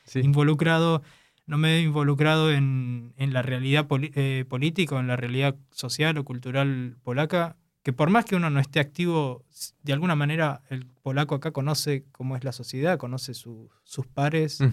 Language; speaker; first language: Spanish; native; Spanish